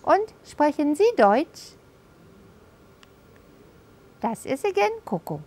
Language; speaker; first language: German; non-native, fluent; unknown